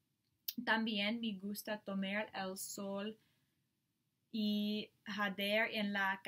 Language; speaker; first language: Spanish; non-native, learner; English